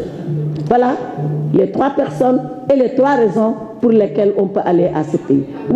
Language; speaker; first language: French; non-native, local second language; Wolof